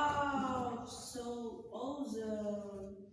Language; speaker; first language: English; non-native, learner; Indonesian